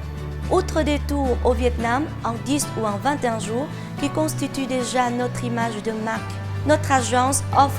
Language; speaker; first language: French; non-native, fluent; Vietnamese